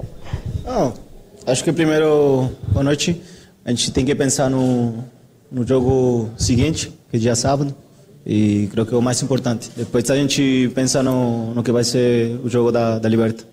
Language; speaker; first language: Portuguese; non-native, fluent; Spanish